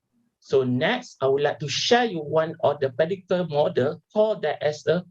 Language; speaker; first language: English; non-native, local second language; Malay